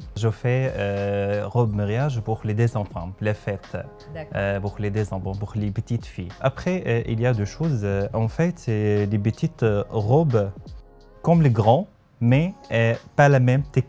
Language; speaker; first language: French; non-native, learner; Arabic